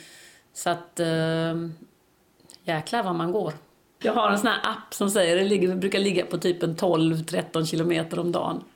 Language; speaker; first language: Swedish; native; Swedish